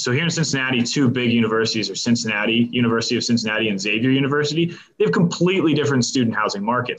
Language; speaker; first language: English; native; English